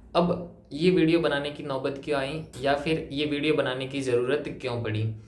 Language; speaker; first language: Hindi; native; Hindi